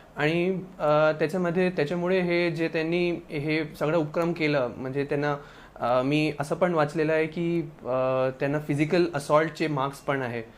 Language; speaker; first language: Marathi; non-native, local second language; Sindhi